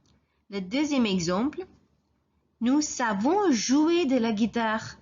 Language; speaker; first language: French; non-native, fluent; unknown